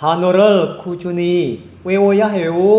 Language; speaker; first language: Korean; non-native, fluent; Indonesian